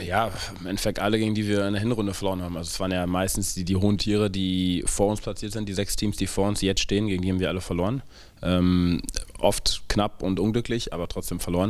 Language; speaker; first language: German; native; German